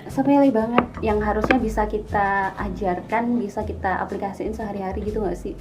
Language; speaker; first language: Indonesian; native; Indonesian